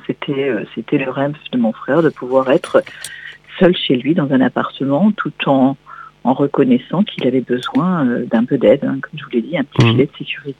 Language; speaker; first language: French; native; French